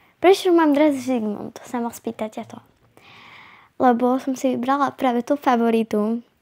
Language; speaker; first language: Slovak; native; Slovak